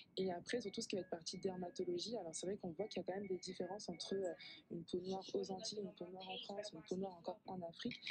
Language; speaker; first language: French; native; French